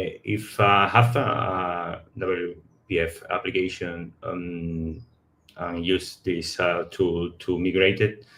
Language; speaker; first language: English; non-native, learner; Spanish